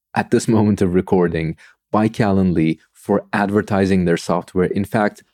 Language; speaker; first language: English; non-native, fluent; Turkish